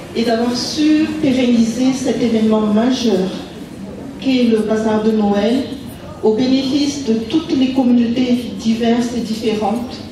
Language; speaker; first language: French; non-native, local second language; Malagasy